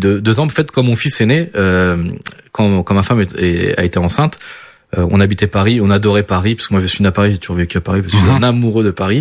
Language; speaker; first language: French; early bilingual, other home language; Portuguese